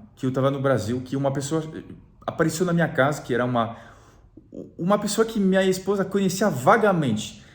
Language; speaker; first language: Portuguese; non-native, fluent; French